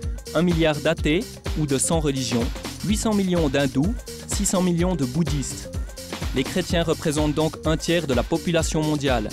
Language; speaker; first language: French; native; French